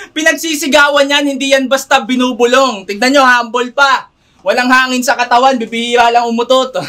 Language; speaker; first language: Filipino; native; Filipino